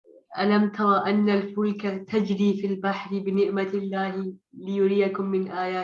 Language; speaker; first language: Arabic; non-native, learner; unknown